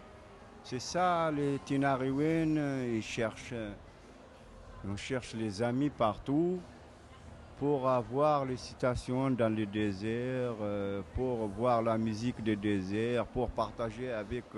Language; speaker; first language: French; non-native, local second language; Tamasheq